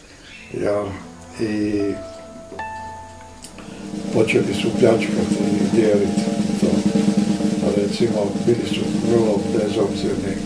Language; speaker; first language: Serbian; native; Serbian